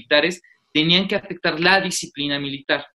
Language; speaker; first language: Spanish; native; Spanish